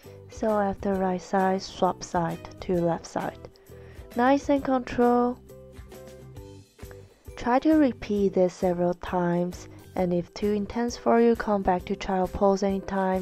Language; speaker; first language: English; non-native, fluent; Chinese